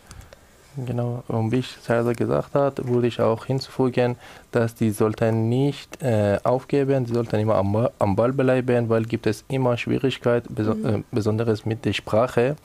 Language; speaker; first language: German; non-native, learner; Persian